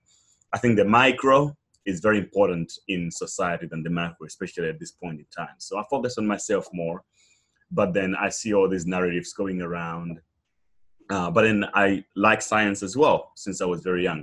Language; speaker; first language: English; non-native, local second language; Nyanja